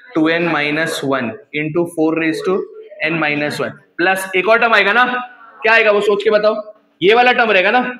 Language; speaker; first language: Hindi; native; Hindi